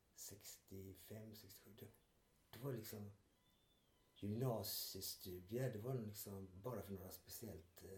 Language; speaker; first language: Swedish; early bilingual, other home language; Yiddish